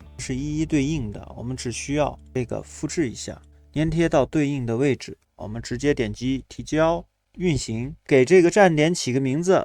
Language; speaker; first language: Chinese; native; Chinese